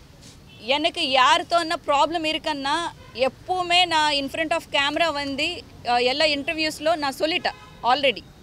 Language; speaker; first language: Tamil; non-native, learner; Telugu